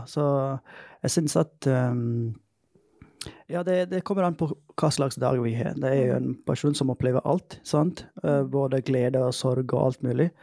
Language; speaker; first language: Norwegian; non-native, fluent; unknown